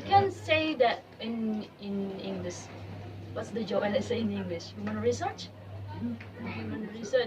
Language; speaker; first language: English; non-native, learner; Indonesian